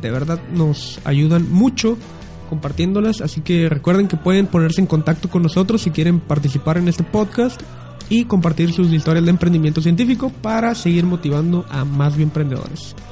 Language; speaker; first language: Spanish; native; Spanish